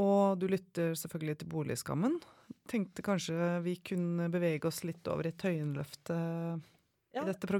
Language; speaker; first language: Norwegian; native; Norwegian